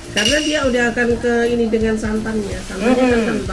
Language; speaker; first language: Indonesian; native; Indonesian